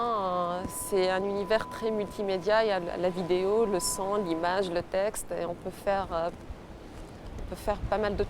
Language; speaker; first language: French; non-native, local second language; Arabic